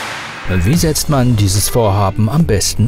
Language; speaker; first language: German; native; German